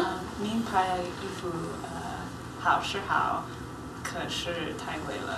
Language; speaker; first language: Chinese; non-native, learner; English